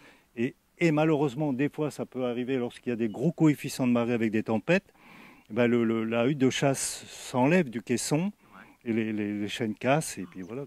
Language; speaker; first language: French; native; French